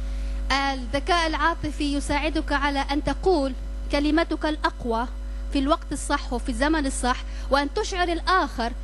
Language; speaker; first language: Arabic; native; Arabic